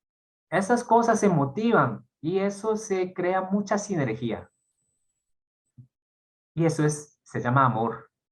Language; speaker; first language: Spanish; non-native, fluent; Korean